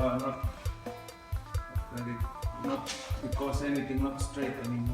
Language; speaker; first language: English; non-native, learner; Finnish